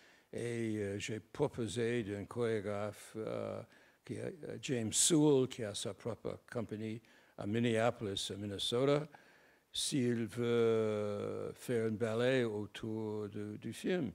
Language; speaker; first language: French; non-native, fluent; English